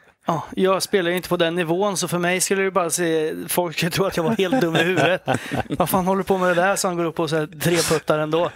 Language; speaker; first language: Swedish; native; Swedish